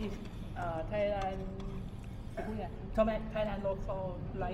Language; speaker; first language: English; non-native, learner; Thai